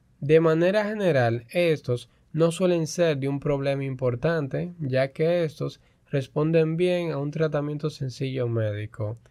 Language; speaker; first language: Spanish; native; Spanish